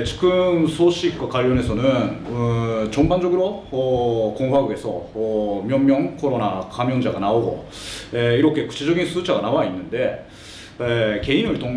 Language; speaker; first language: Korean; early bilingual, heritage; Korean